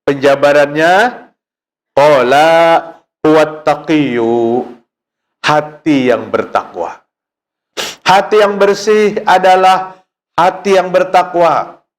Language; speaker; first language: Indonesian; non-native, local second language; Banjar